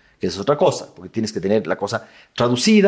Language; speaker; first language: Spanish; native; Spanish